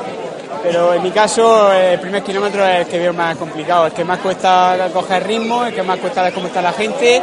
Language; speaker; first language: Spanish; native; Spanish